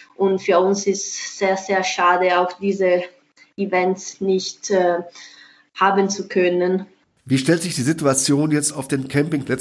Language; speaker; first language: German; non-native, fluent; Italian